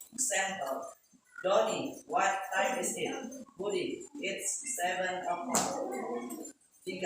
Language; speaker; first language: English; non-native, learner; Indonesian